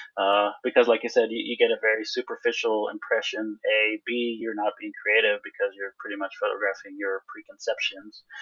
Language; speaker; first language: English; non-native, fluent; Hebrew